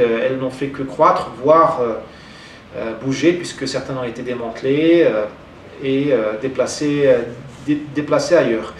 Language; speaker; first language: French; non-native, local second language; Arabic